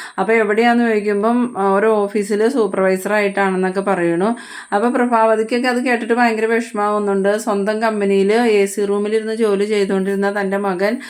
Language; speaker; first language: Malayalam; native; Malayalam